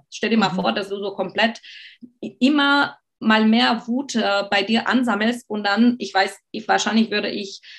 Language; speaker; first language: German; non-native, fluent; Slovak